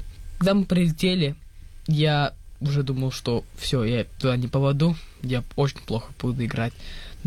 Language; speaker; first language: Russian; early bilingual, heritage; Russian